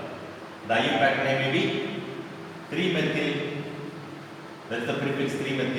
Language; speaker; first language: English; non-native, local second language; Tamil